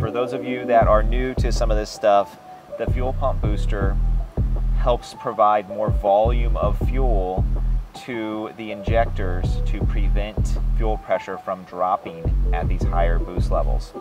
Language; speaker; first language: English; native; English